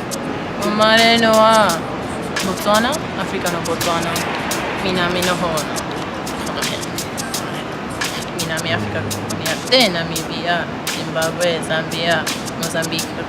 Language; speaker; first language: Japanese; non-native, fluent; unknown